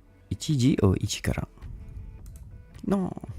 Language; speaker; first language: Japanese; non-native, learner; English